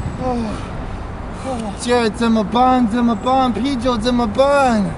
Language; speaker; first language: Chinese; non-native, learner; English